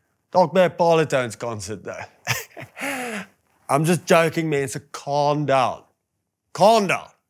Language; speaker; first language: English; non-native, local second language; Afrikaans